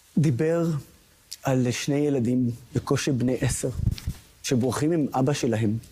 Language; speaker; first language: Hebrew; non-native, local second language; Arabic